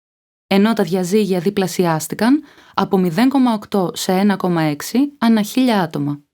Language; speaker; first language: Greek; native; Greek